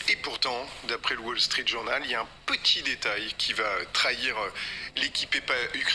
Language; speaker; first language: French; native; French